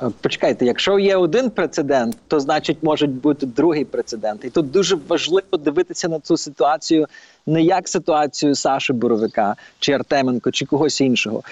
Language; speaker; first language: Ukrainian; early bilingual, heritage; Ukrainian